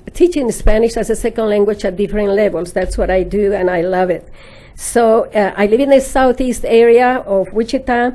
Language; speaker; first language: English; non-native, fluent; Spanish